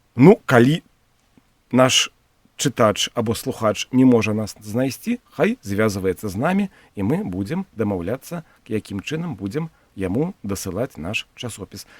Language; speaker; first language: Belarusian; non-native, local second language; Russian